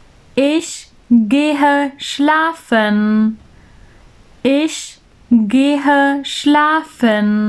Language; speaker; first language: German; non-native, fluent; Urdu